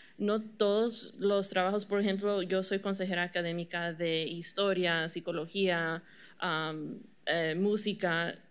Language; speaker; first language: Spanish; early bilingual, heritage; Spanish